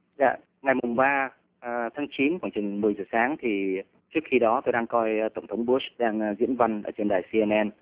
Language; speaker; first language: Vietnamese; early bilingual, heritage; Vietnamese